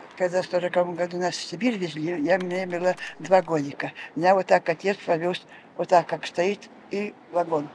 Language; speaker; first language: Russian; non-native, local second language; Lithuanian